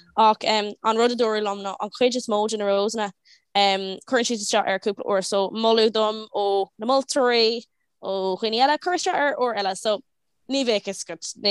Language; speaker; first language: Irish; non-native, local second language; English